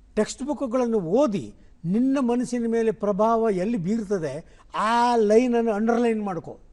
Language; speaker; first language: Kannada; non-native, local second language; Konkani